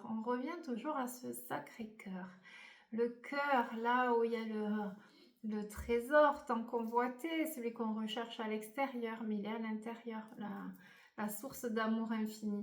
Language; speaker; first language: French; native; French